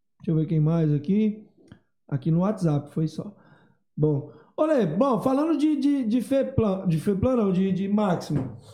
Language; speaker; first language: Portuguese; native; Portuguese